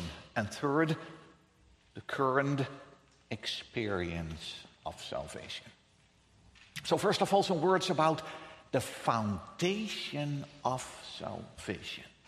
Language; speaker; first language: English; non-native, fluent; Dutch